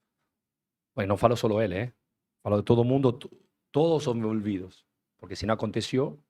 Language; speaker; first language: Portuguese; non-native, fluent; Spanish